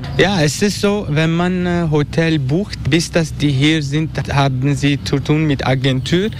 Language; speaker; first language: German; non-native, learner; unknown